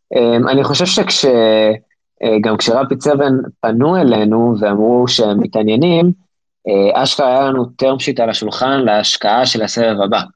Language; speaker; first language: Hebrew; native; Hebrew